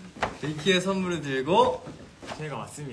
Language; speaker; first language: Korean; native; Korean